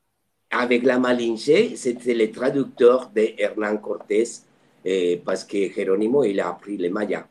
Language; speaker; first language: French; non-native, fluent; Spanish